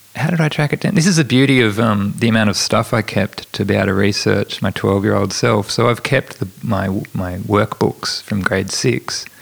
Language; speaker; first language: English; native; English